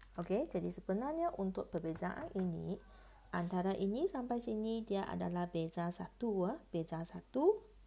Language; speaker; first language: Malay; non-native, local second language; Chinese